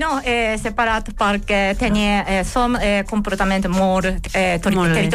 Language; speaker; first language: Catalan; non-native, learner; Japanese